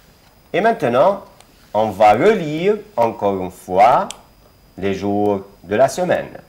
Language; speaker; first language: French; non-native, fluent; Arabic